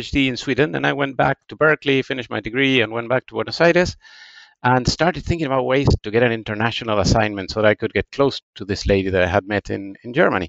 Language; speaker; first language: English; non-native, fluent; Spanish